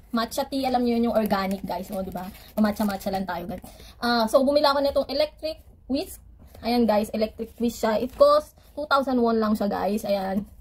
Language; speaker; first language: Filipino; native; Filipino